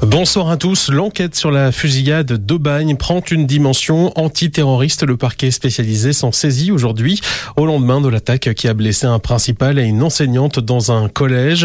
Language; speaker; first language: French; native; French